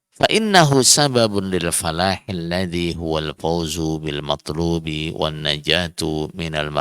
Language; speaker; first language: Arabic; non-native, fluent; Indonesian